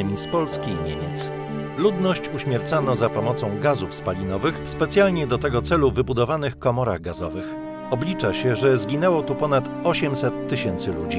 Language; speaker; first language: Polish; native; Polish